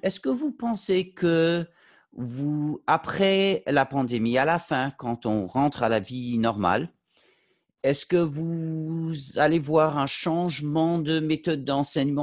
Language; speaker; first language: French; non-native, fluent; English